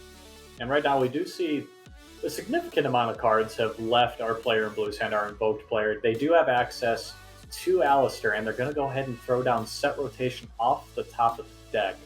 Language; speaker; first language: English; native; English